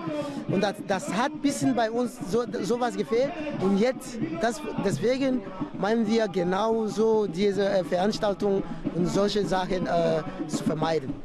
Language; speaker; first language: German; non-native, fluent; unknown